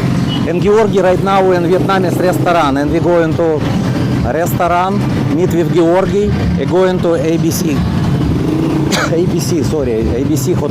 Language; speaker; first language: English; non-native, learner; Russian